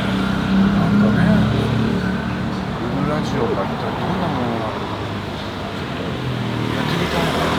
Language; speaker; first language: Japanese; native; Japanese